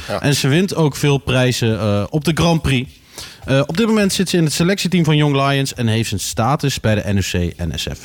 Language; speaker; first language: Dutch; native; Dutch